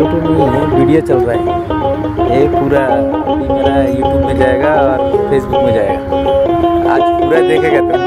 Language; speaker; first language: Hindi; non-native, local second language; Bangla